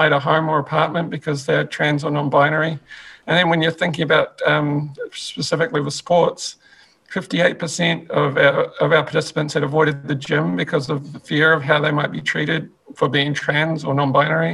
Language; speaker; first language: English; native; English